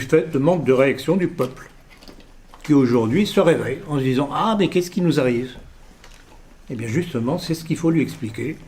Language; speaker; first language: French; native; French